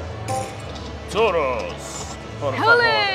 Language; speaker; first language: Spanish; non-native, learner; English